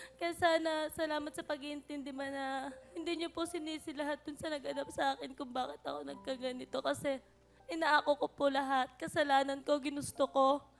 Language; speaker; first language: Filipino; native; Filipino